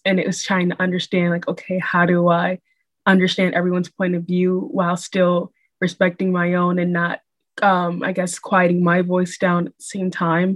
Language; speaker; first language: English; native; English